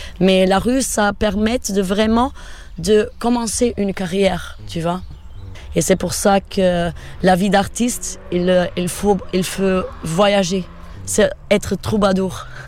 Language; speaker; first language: French; non-native, fluent; Portuguese